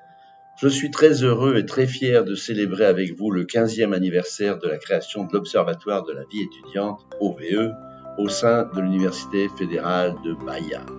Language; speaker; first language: French; native; French